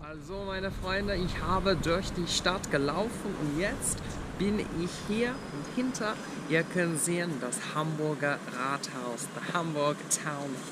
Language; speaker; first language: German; non-native, learner; English